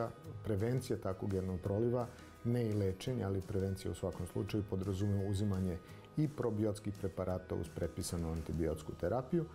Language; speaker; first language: Serbian; native; Serbian